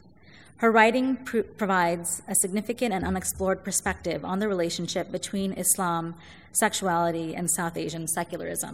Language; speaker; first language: English; native; English